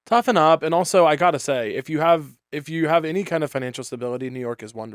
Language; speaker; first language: English; native; English